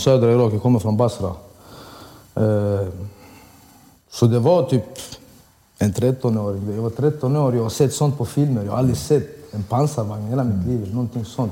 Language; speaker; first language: Swedish; early bilingual, other home language; Arabic